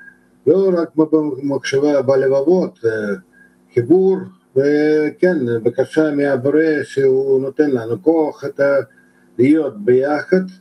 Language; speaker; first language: Hebrew; non-native, learner; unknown